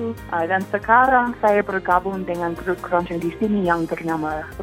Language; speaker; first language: Indonesian; non-native, fluent; English